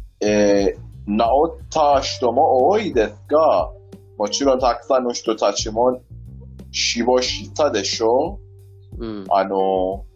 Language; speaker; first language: Japanese; non-native, learner; Persian